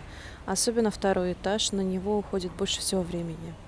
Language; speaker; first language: Russian; native; Russian